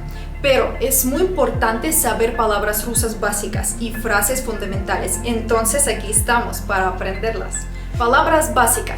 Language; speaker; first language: Spanish; non-native, fluent; Russian